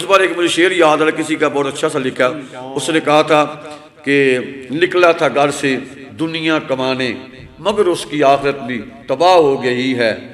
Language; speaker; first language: Urdu; non-native, local second language; Punjabi